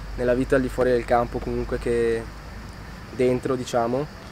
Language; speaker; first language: Italian; native; Italian